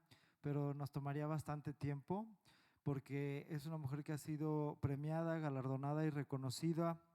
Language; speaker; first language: Spanish; native; Spanish